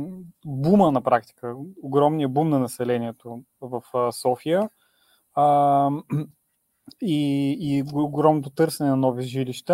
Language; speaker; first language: Bulgarian; native; Bulgarian